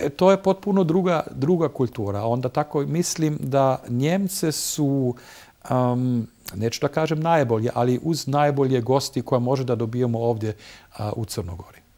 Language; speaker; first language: Bosnian; non-native, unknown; German